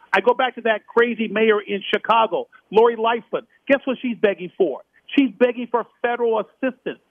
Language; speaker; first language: English; native; English